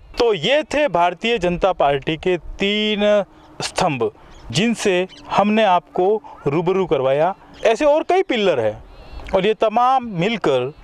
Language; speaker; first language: Hindi; native; Hindi